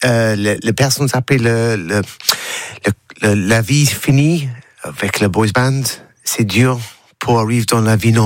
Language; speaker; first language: French; non-native, learner; English